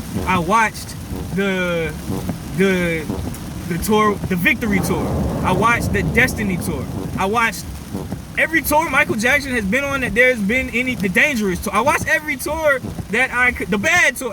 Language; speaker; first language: English; native; English